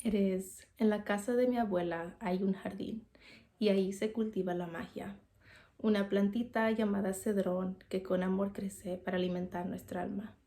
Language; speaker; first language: Spanish; early bilingual, heritage; Spanish